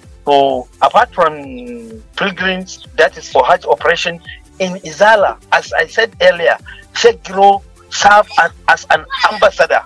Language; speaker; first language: English; non-native, local second language; Hausa